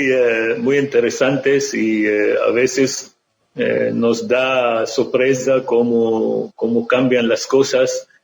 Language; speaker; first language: Spanish; non-native, fluent; Arabic